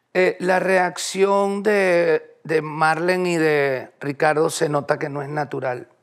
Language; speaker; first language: Spanish; native; Spanish